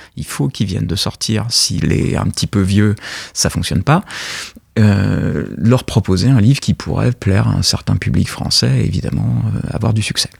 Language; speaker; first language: French; native; French